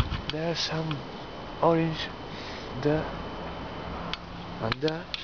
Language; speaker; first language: English; non-native, learner; Spanish